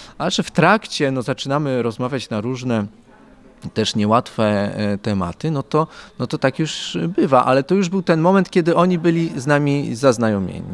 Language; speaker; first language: Polish; native; Polish